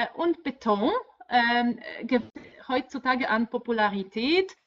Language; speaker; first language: German; non-native, fluent; Polish